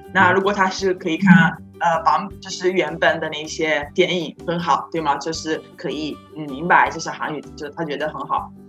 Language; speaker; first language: Chinese; non-native, fluent; Italian